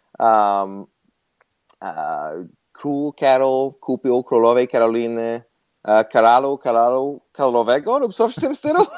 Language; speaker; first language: Polish; non-native, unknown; English